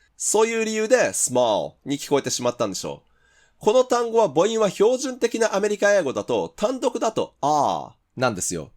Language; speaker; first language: Japanese; native; Japanese